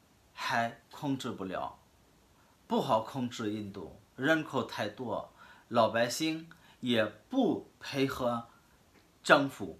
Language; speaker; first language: Chinese; non-native, fluent; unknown